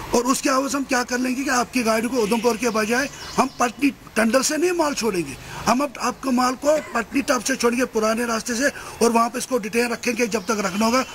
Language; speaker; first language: Urdu; non-native, local second language; Kashmiri